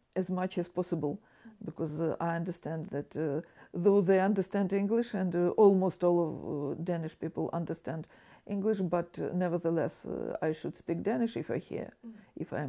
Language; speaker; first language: English; non-native, fluent; Ukrainian